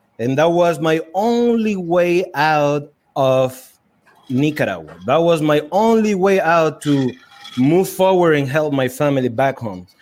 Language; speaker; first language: English; non-native, fluent; Spanish